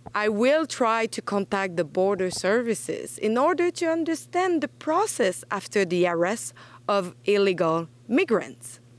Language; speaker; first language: English; non-native, fluent; French